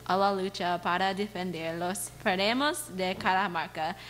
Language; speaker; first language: Spanish; non-native, learner; English